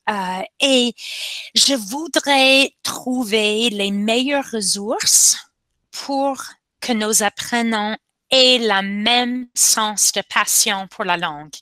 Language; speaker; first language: French; non-native, local second language; English